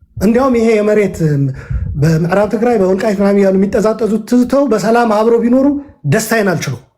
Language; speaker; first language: Amharic; non-native, local second language; Tigrinya